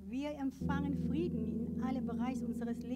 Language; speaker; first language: German; non-native, learner; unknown